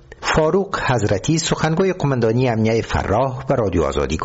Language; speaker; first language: Persian; native; Persian